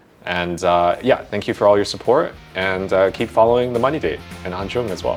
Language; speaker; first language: English; early bilingual, other home language; Vietnamese